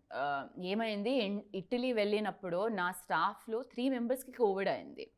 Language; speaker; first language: Telugu; non-native, learner; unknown